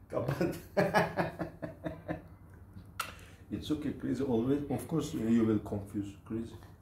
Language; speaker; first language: English; non-native, fluent; Turkish